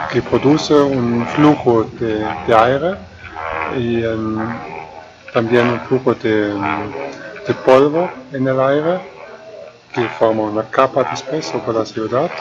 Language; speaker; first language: Spanish; non-native, fluent; German